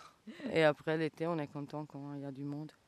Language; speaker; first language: French; non-native, fluent; Italian